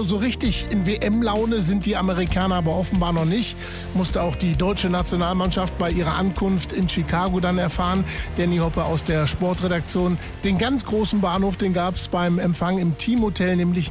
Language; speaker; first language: German; native; German